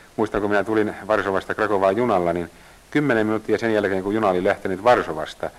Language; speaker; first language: Finnish; native; Finnish